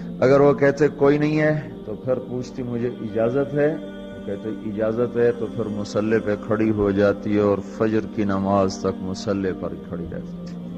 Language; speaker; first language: Urdu; non-native, local second language; Punjabi